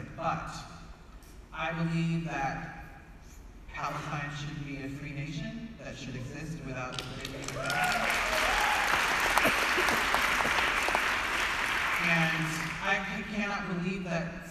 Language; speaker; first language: English; native; English